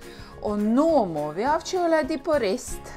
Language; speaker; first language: Norwegian; non-native, learner; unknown